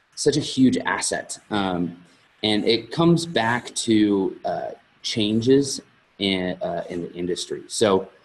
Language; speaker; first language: English; native; English